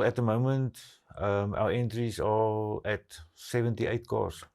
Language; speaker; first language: English; non-native, local second language; Afrikaans